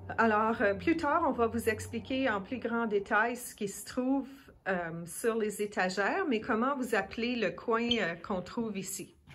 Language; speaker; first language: French; native; French